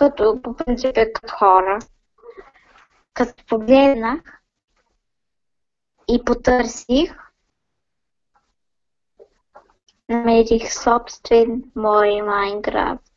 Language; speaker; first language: Bulgarian; native; Bulgarian